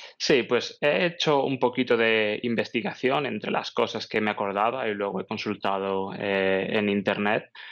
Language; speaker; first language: Spanish; native; Spanish